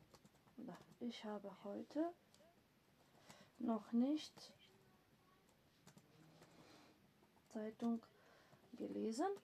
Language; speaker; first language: German; non-native, fluent; Macedonian